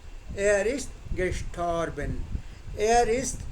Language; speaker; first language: German; non-native, fluent; Hindi